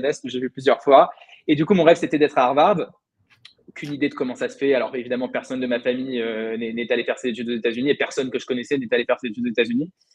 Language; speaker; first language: French; native; French